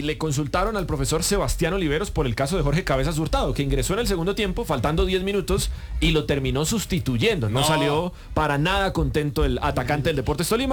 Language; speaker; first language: Spanish; native; Spanish